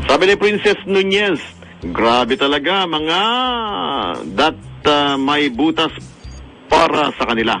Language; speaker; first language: Filipino; non-native, local second language; Hiligaynon